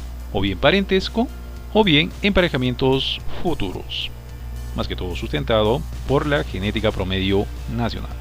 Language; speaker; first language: Spanish; native; Spanish